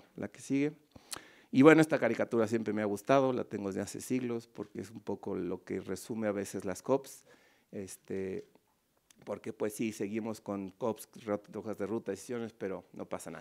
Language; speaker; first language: Spanish; native; Spanish